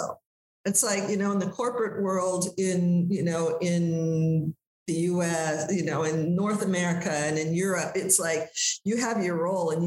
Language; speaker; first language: English; native; English